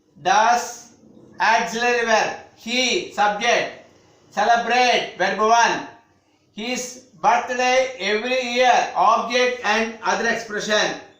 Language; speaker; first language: English; non-native, local second language; Telugu